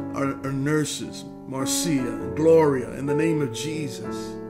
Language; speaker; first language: English; early bilingual, other home language; Spanish